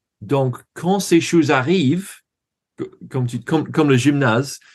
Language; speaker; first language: French; non-native, learner; English